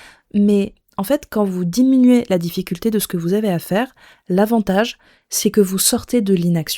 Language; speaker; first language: French; native; French